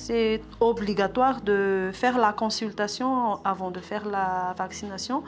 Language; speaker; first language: French; non-native, local second language; Malagasy